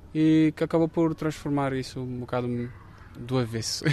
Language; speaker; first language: Portuguese; non-native, local second language; Kabuverdianu